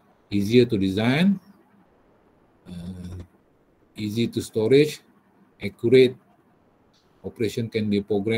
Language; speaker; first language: English; non-native, local second language; Malay